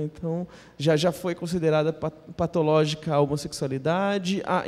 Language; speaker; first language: Portuguese; native; Portuguese